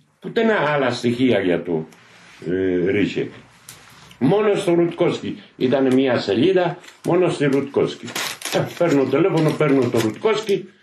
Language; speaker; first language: Greek; non-native, fluent; Polish